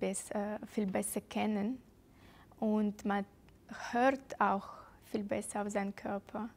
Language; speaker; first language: German; non-native, fluent; Russian